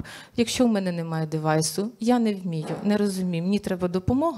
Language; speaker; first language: Ukrainian; native; Ukrainian